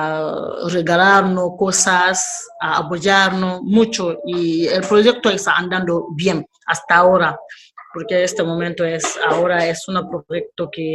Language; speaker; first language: Spanish; non-native, learner; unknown